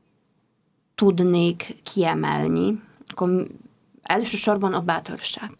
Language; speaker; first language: Hungarian; non-native, fluent; Polish